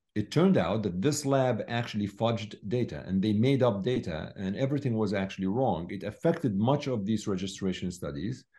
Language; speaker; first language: English; non-native, fluent; Arabic